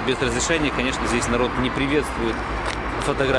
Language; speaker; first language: Russian; native; Russian